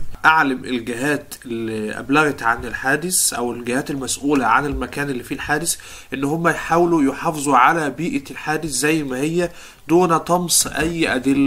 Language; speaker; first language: Arabic; native; Arabic